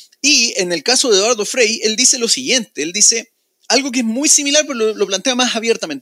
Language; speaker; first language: Spanish; native; Spanish